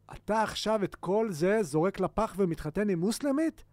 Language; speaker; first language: Hebrew; native; Hebrew